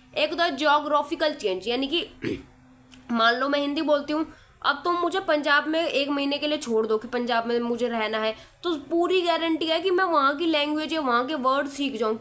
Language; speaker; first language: Hindi; native; Hindi